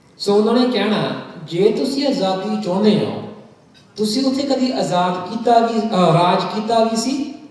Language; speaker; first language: Punjabi; early bilingual, heritage; Punjabi